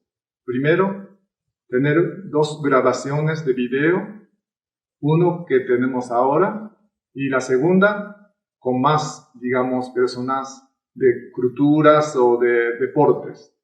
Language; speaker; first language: Spanish; non-native, fluent; Japanese